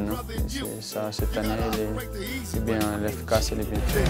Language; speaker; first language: French; non-native, learner; Portuguese